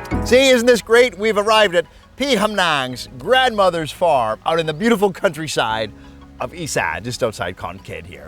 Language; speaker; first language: English; native; English